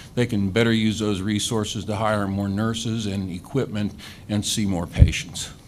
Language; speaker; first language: English; native; English